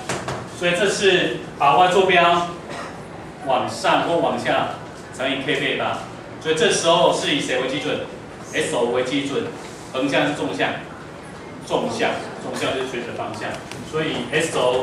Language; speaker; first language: Chinese; native; Chinese